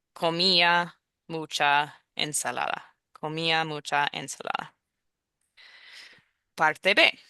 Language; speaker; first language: Spanish; non-native, fluent; English